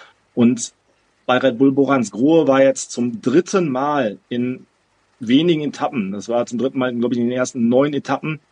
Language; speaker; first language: German; native; German